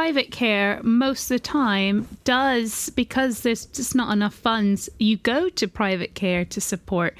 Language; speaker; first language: English; native; English